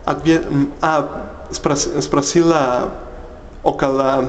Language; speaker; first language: Russian; non-native, learner; Spanish